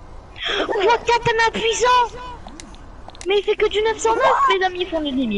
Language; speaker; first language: French; native; French